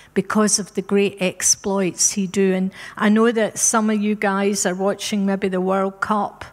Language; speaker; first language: English; native; English